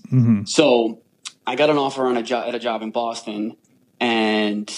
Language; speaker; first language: English; native; English